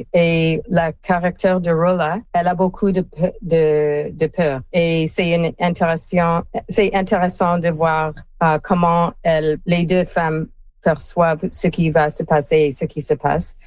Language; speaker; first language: French; non-native, fluent; English